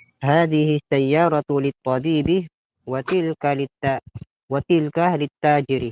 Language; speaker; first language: Arabic; non-native, learner; Filipino